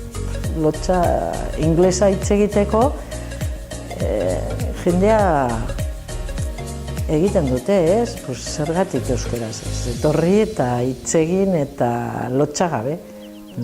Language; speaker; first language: Basque; non-native, learner; Catalan